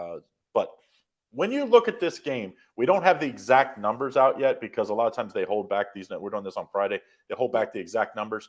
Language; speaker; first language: English; native; English